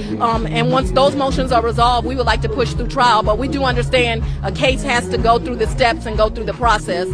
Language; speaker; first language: English; native; English